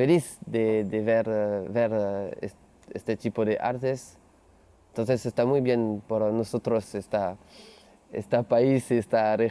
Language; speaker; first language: Spanish; non-native, learner; French